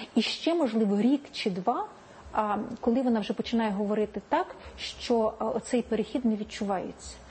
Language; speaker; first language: Ukrainian; native; Ukrainian